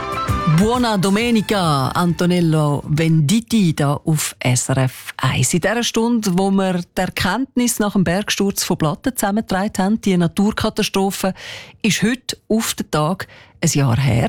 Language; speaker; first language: German; native; German